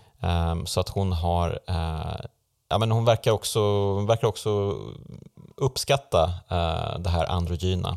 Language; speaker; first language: Swedish; native; Swedish